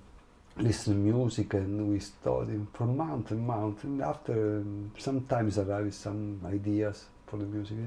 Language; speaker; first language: English; non-native, learner; Italian